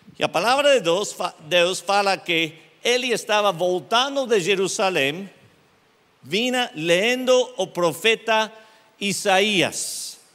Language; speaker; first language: Portuguese; non-native, learner; English